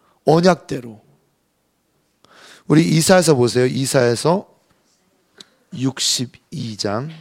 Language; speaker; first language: Korean; native; Korean